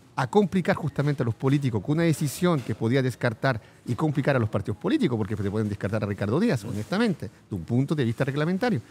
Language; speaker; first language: Spanish; non-native, fluent; French